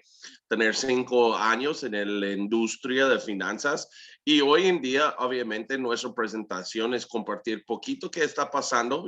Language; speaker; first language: Spanish; early bilingual, heritage; English